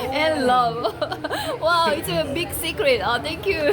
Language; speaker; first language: English; non-native, learner; Korean